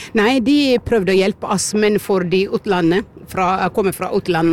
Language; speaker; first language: Norwegian; non-native, learner; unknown